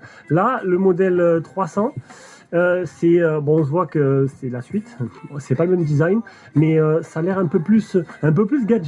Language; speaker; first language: French; native; French